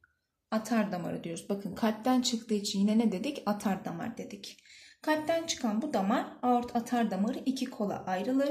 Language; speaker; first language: Turkish; native; Turkish